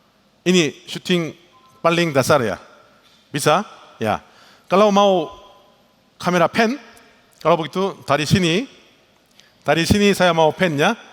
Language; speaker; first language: Indonesian; non-native, learner; Korean